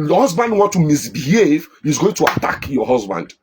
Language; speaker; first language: English; non-native, local second language; Yoruba